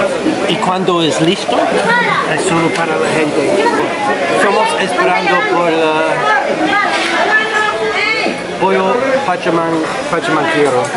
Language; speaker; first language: Spanish; non-native, learner; English